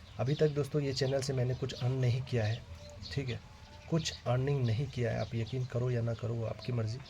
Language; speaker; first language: Hindi; non-native, local second language; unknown